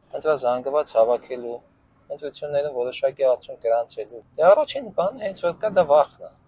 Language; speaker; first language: Armenian; native; Armenian